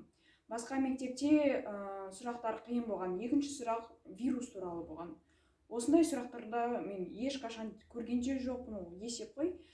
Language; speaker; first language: Kazakh; non-native, local second language; Russian